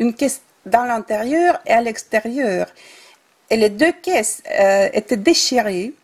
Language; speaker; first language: French; non-native, fluent; Russian